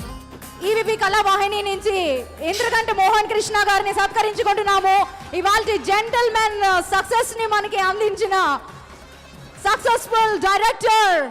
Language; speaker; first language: Telugu; native; Telugu